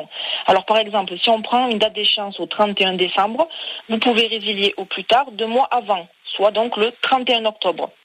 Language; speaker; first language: French; native; French